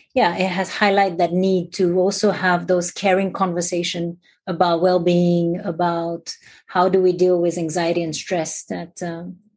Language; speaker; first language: English; non-native, fluent; French